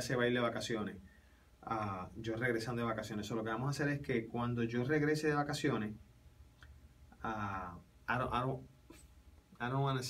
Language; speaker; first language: Spanish; native; Spanish